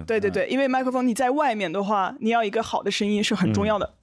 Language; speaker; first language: Chinese; non-native, fluent; French